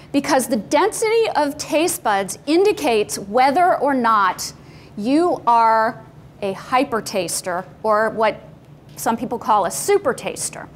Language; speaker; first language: English; native; English